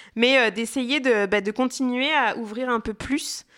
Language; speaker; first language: French; native; French